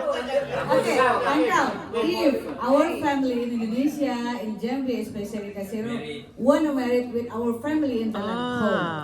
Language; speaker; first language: English; non-native, learner; Indonesian